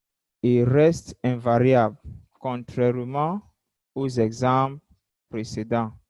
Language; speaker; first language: French; non-native, fluent; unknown